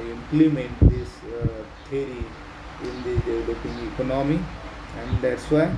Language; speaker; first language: English; non-native, local second language; Marathi